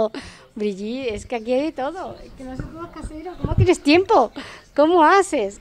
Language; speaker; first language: Spanish; native; Spanish